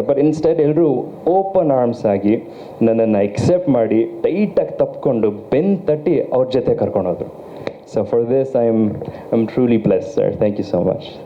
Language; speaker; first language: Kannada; early bilingual, heritage; Kannada